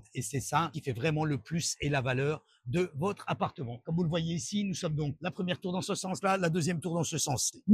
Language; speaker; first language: French; native; French